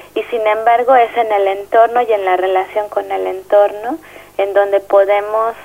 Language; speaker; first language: Spanish; native; Spanish